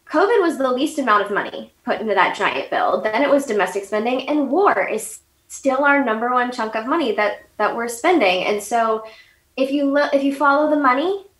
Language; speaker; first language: English; native; English